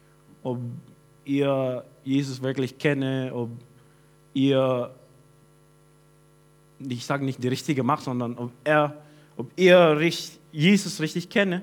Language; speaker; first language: German; non-native, fluent; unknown